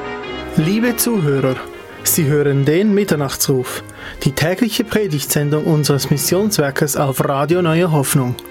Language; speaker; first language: German; native; German